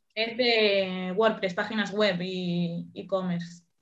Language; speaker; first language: Spanish; native; Spanish